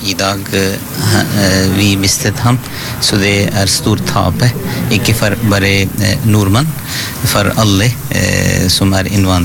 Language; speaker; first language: Norwegian; non-native, learner; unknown